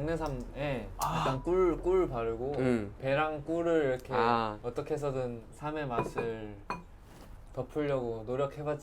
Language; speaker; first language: Korean; native; Korean